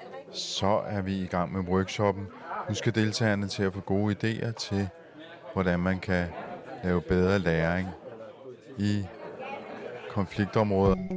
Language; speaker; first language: Danish; native; Danish